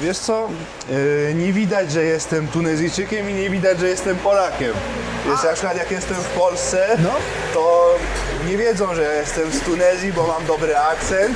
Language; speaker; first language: Polish; early bilingual, heritage; Polish